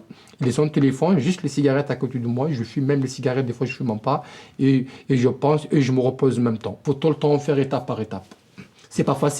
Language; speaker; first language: French; non-native, local second language; Arabic